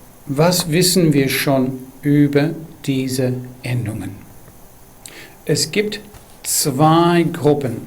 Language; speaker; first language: German; non-native, fluent; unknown